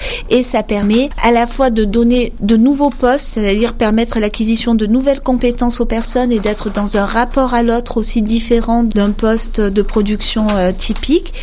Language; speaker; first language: French; native; French